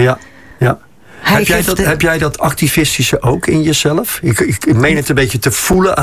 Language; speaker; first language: Dutch; native; Dutch